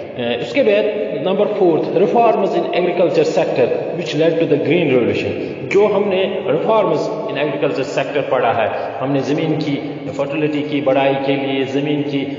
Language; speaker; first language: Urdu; non-native, local second language; Kashmiri